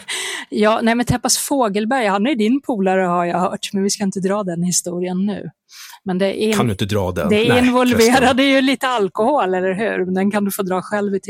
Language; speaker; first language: Swedish; native; Swedish